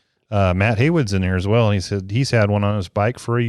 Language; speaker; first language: English; native; English